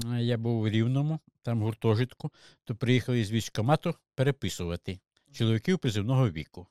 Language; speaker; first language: Ukrainian; native; Ukrainian